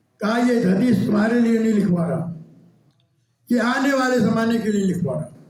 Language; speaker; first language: Urdu; non-native, local second language; Sindhi